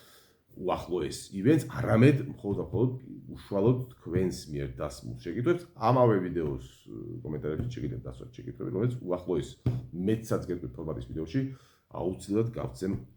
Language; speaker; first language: Georgian; native; Georgian